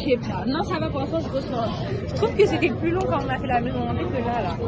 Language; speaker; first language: French; native; French